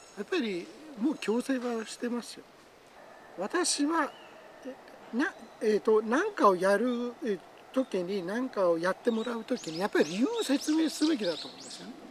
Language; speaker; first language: Japanese; non-native, fluent; Persian